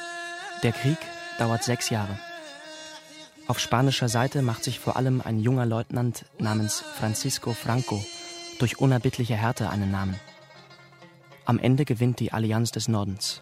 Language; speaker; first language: German; native; German